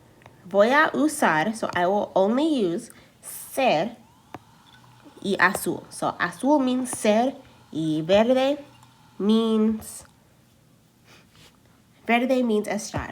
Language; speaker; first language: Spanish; non-native, learner; English